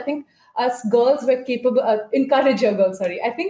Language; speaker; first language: English; non-native, local second language; Hindi